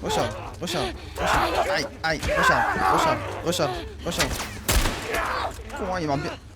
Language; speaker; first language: French; native; French